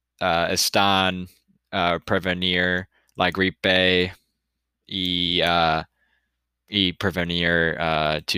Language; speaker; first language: Spanish; non-native, learner; English